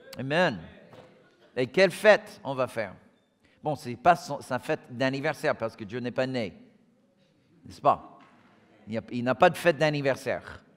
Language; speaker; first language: French; non-native, fluent; English